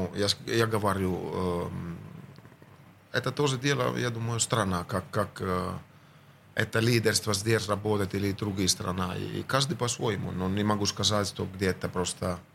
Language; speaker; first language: Russian; non-native, fluent; Finnish